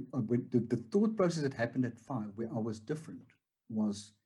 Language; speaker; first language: English; non-native, local second language; Afrikaans